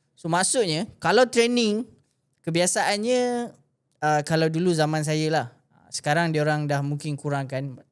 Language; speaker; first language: Malay; native; Malay